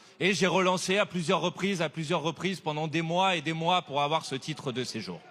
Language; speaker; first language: French; native; French